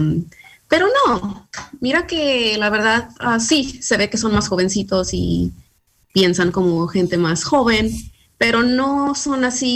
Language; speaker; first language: Spanish; early bilingual, heritage; Spanish